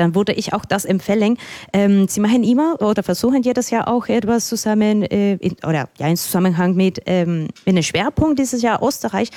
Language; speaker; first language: German; non-native, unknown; Spanish